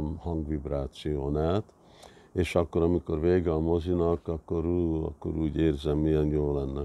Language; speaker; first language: Hungarian; early bilingual, heritage; Hungarian